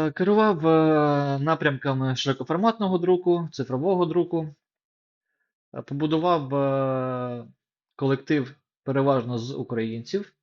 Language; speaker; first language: Ukrainian; non-native, local second language; Russian